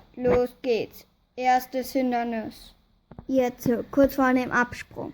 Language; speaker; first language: German; native; German